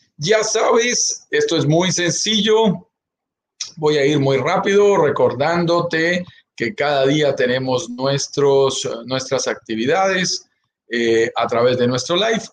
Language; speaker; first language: Spanish; native; Spanish